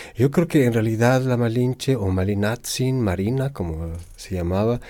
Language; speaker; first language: Spanish; native; Spanish